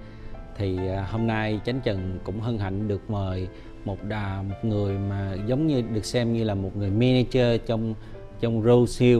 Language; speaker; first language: Vietnamese; early bilingual, heritage; Vietnamese